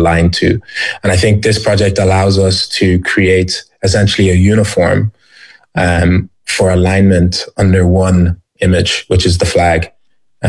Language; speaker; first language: English; native; English